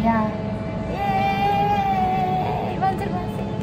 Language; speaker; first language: Indonesian; non-native, fluent; Japanese